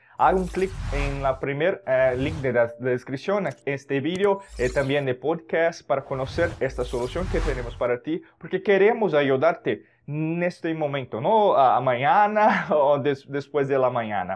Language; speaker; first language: Spanish; non-native, fluent; Portuguese